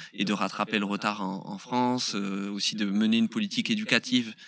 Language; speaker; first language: French; native; French